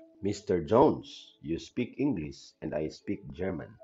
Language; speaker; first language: English; non-native, learner; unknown